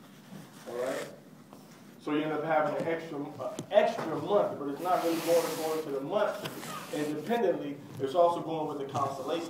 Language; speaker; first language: English; native; English